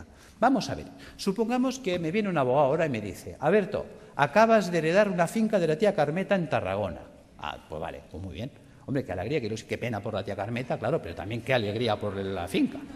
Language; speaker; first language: Spanish; native; Spanish